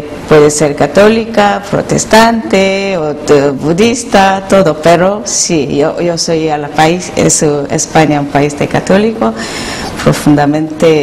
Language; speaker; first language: Spanish; non-native, learner; Korean